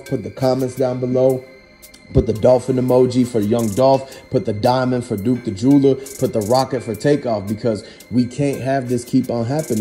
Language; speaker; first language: English; native; English